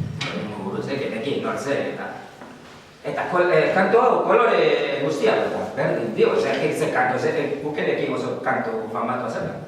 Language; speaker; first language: Basque; non-native, fluent; Spanish